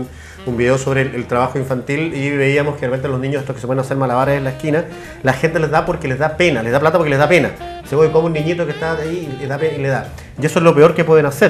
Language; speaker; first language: Spanish; native; Spanish